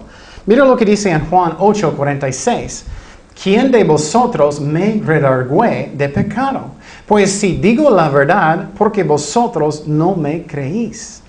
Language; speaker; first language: Spanish; non-native, fluent; English